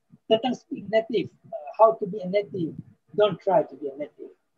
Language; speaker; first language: English; non-native, fluent; Indonesian